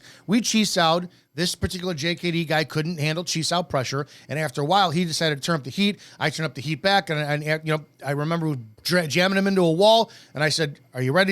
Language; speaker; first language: English; native; English